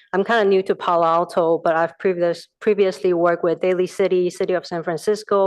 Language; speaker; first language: English; non-native, fluent; Chinese